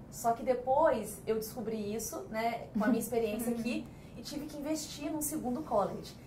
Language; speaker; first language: Portuguese; native; Portuguese